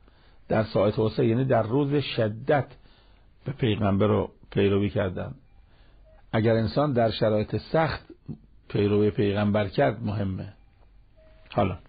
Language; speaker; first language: Persian; native; Persian